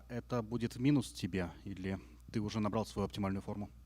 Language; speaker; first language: Russian; native; Russian